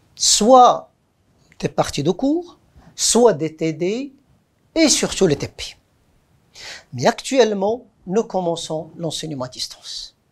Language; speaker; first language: French; non-native, local second language; Arabic